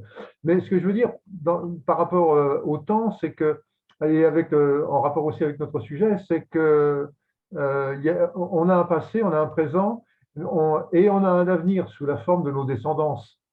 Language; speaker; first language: French; native; French